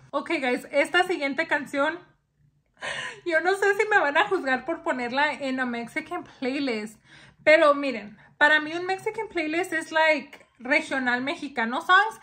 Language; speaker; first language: Spanish; early bilingual, heritage; Spanish